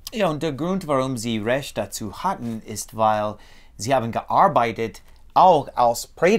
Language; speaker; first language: German; non-native, fluent; English